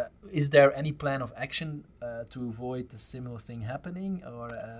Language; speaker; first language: English; non-native, fluent; Dutch